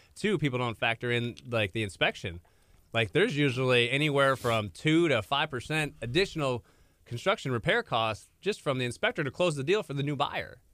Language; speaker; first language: English; native; English